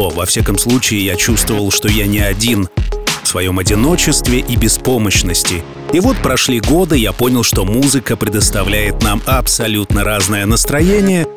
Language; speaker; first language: Russian; native; Russian